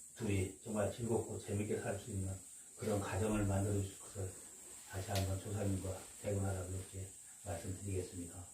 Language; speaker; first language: Korean; native; Korean